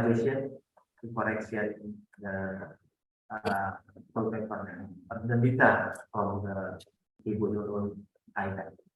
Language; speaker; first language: English; non-native, fluent; Indonesian